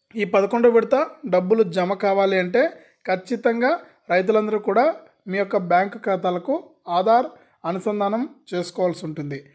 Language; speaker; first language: Telugu; native; Telugu